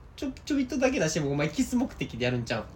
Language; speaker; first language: Japanese; native; Japanese